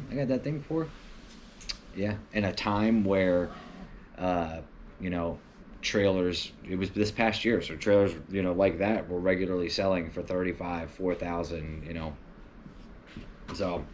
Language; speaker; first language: English; native; English